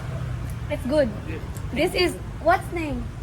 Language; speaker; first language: English; non-native, learner; Filipino